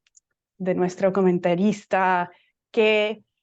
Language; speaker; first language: Spanish; non-native, fluent; English